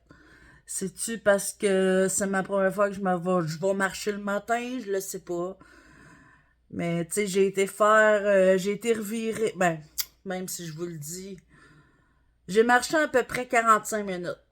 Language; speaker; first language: French; native; French